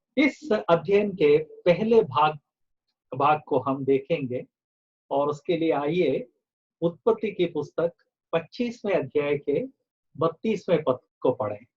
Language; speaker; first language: Hindi; native; Hindi